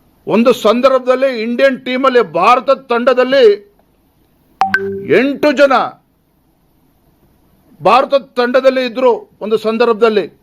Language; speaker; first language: Kannada; native; Kannada